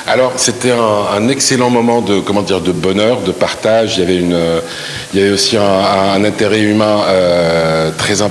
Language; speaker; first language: French; non-native, local second language; Arabic